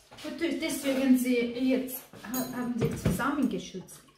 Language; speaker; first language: German; non-native, learner; Korean